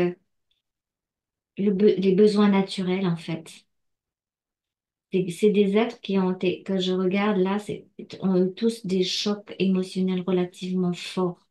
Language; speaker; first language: French; native; French